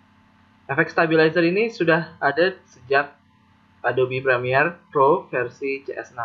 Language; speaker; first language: Indonesian; native; Indonesian